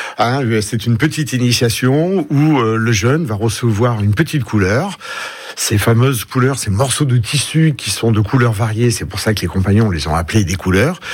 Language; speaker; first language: French; native; French